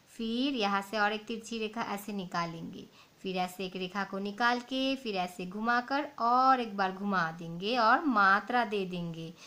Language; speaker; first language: Hindi; non-native, local second language; Bangla